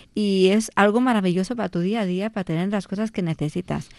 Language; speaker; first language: Spanish; non-native, local second language; Catalan